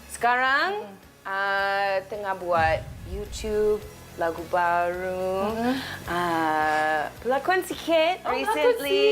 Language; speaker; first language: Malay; non-native, learner; English